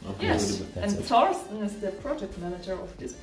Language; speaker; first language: English; non-native, learner; German